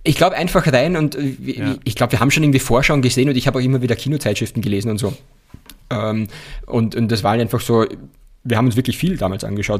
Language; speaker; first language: German; native; German